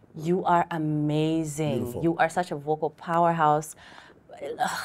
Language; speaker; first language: English; non-native, local second language; Bemba